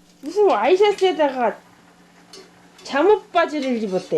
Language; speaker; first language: Korean; native; Korean